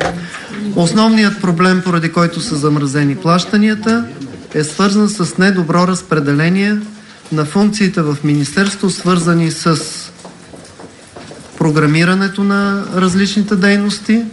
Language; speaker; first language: Bulgarian; native; Bulgarian